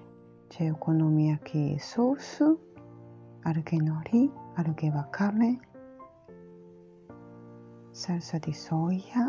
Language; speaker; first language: Italian; non-native, learner; Japanese